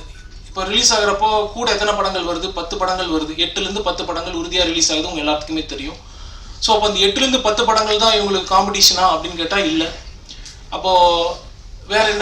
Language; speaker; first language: Tamil; native; Tamil